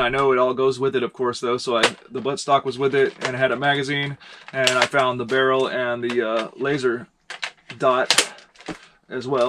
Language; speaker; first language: English; native; English